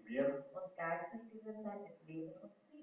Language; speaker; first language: German; non-native, fluent; Russian